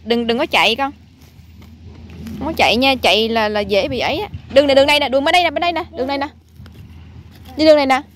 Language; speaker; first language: Vietnamese; native; Vietnamese